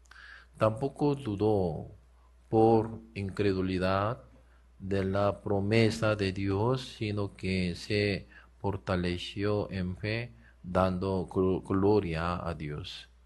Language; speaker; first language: Spanish; non-native, learner; Korean